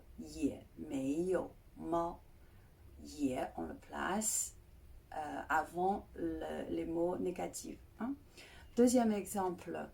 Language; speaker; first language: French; non-native, fluent; Chinese